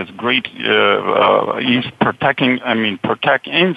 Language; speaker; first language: English; non-native, fluent; Persian